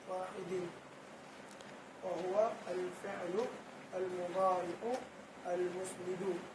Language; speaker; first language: Arabic; non-native, learner; Malay